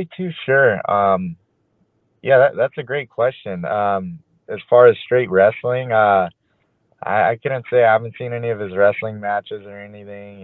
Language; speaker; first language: English; native; English